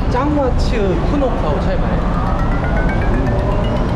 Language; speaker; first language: Thai; non-native, learner; Korean